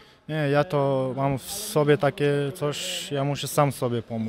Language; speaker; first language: Polish; non-native, fluent; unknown